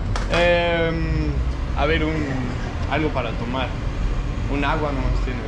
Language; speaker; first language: Spanish; non-native, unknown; Danish